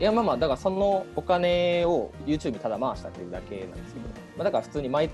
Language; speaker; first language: Japanese; native; Japanese